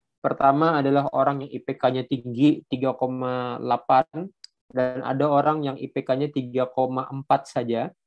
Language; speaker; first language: Indonesian; non-native, local second language; Banjar